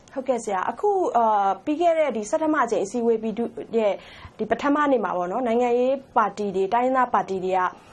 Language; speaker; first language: Burmese; native; Burmese